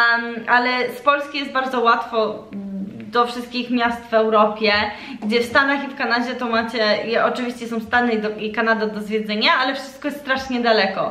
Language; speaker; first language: Polish; early bilingual, heritage; Polish